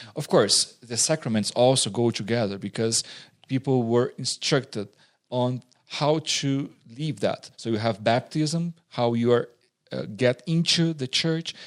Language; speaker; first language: English; non-native, fluent; Portuguese